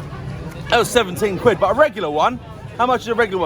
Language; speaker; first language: English; native; English